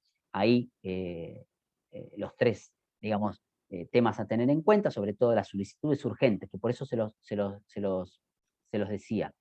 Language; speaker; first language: Spanish; native; Spanish